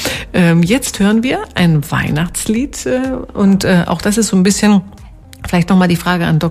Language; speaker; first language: German; native; German